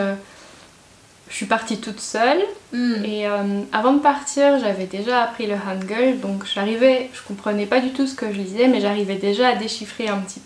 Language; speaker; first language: French; native; French